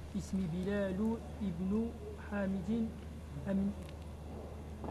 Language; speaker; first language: Arabic; non-native, learner; French